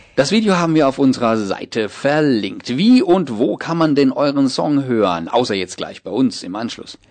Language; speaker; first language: German; native; German